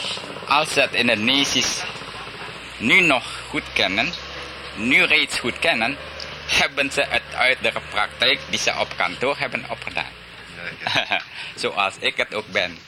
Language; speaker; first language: Dutch; early bilingual, heritage; Dutch